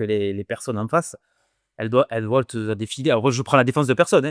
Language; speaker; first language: French; native; French